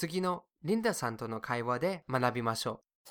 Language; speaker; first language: Japanese; non-native, fluent; English